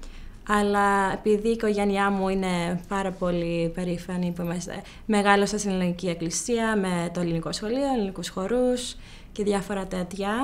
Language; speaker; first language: Greek; early bilingual, heritage; Greek